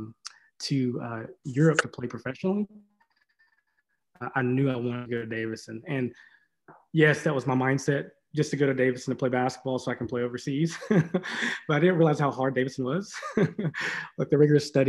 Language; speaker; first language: English; native; English